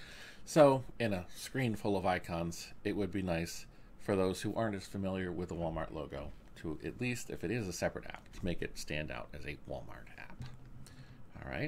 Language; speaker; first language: English; native; English